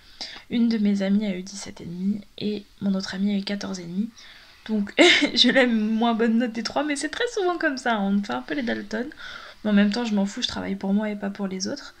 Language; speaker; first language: French; native; French